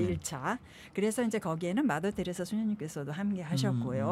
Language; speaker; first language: Korean; native; Korean